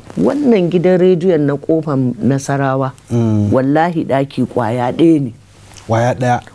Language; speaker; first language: Hausa; native; Hausa